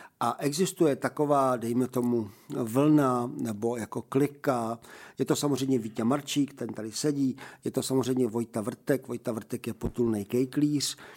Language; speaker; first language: Czech; native; Czech